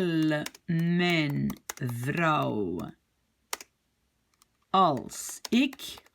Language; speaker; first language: Dutch; non-native, local second language; French